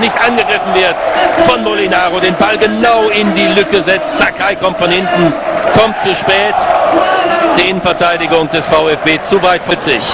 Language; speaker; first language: German; native; German